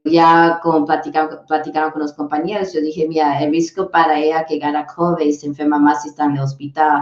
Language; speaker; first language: Spanish; early bilingual, heritage; English